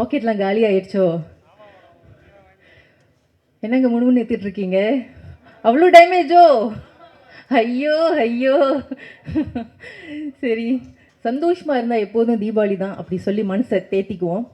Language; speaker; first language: Tamil; native; Tamil